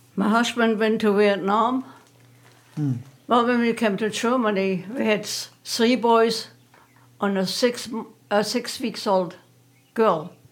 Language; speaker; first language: English; non-native, fluent; German